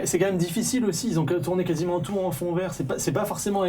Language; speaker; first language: French; native; French